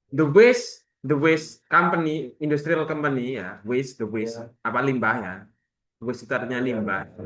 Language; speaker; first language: English; non-native, learner; Indonesian